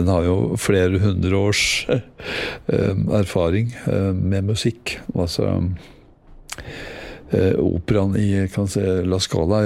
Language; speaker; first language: Norwegian; native; Norwegian